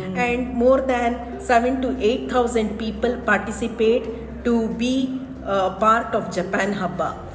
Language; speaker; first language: English; non-native, local second language; Kannada